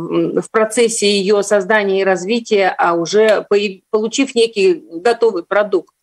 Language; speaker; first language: Russian; native; Russian